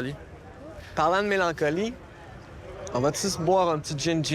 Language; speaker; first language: French; native; French